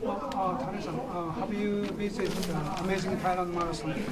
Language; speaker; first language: English; non-native, fluent; Japanese